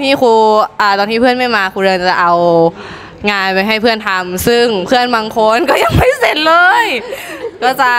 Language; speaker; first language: Thai; native; Thai